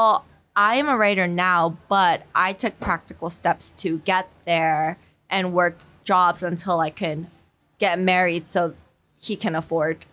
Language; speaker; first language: English; non-native, fluent; Korean